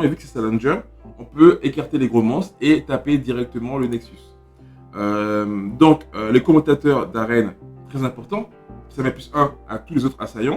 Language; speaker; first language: French; native; French